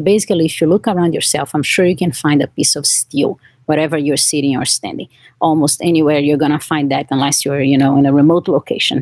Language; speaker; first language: English; non-native, fluent; Portuguese